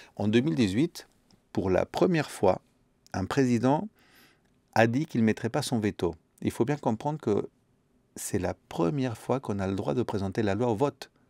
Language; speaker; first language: French; early bilingual, other home language; Spanish